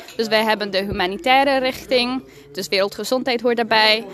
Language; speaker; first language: Dutch; non-native, fluent; Spanish